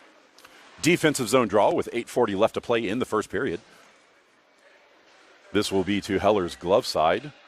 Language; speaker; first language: English; native; English